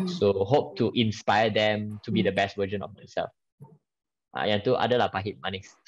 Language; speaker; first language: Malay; non-native, local second language; Chinese